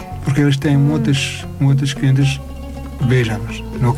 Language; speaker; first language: Portuguese; non-native, learner; Arabic